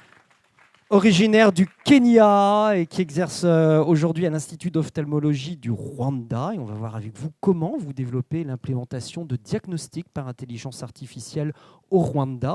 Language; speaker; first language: French; native; French